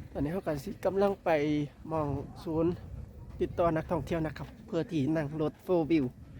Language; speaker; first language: Thai; native; Thai